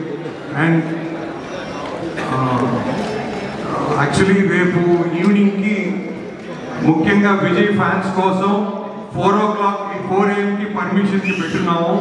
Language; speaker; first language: Telugu; native; Telugu